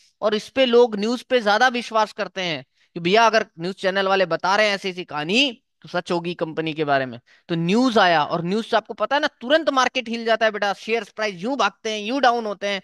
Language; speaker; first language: Hindi; native; Hindi